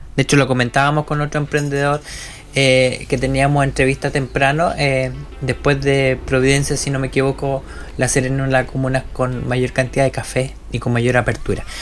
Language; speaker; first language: Spanish; native; Spanish